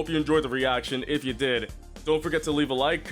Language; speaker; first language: English; native; English